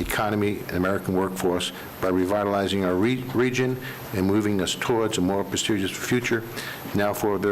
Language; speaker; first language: English; native; English